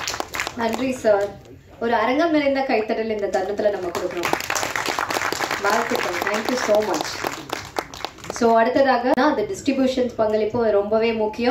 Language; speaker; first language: Tamil; native; Tamil